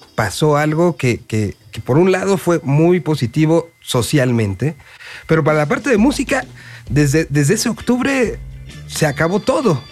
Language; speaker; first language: Spanish; native; Spanish